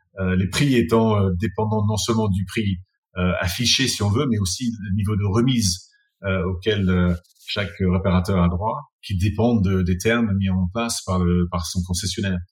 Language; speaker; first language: French; non-native, fluent; English